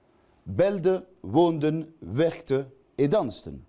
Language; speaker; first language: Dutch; non-native, local second language; French